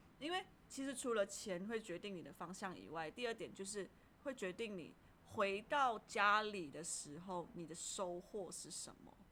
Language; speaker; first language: Chinese; native; Chinese